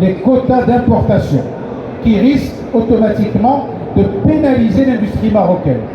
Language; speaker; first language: French; non-native, local second language; Arabic